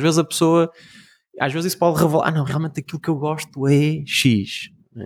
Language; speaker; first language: Portuguese; native; Portuguese